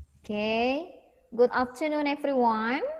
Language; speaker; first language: English; non-native, fluent; Indonesian